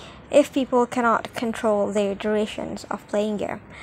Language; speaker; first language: English; non-native, fluent; Indonesian